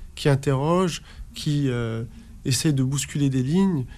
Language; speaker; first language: French; early bilingual, other home language; Arabic